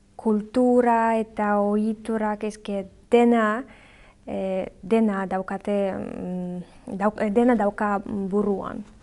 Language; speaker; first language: Basque; non-native, learner; Belarusian